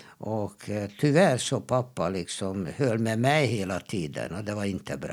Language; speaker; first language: Swedish; non-native, fluent; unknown